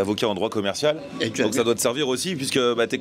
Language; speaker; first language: French; native; French